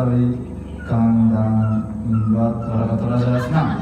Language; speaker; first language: Indonesian; non-native, learner; Japanese